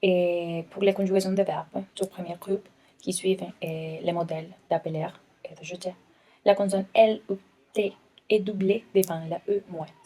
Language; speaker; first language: French; non-native, learner; Spanish